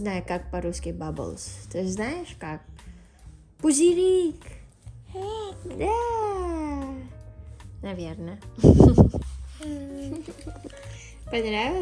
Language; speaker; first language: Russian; non-native, learner; Filipino